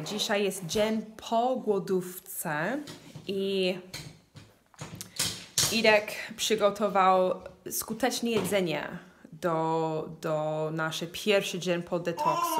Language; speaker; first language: Polish; non-native, learner; English